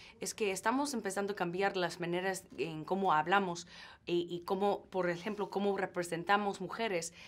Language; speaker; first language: Spanish; non-native, learner; English